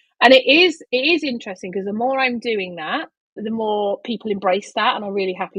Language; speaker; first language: English; native; English